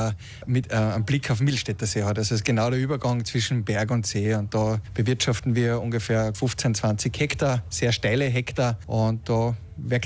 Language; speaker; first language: German; native; German